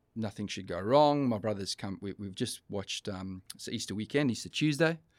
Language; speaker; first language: English; native; English